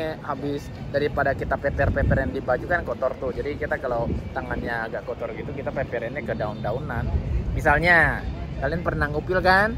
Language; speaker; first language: Indonesian; native; Indonesian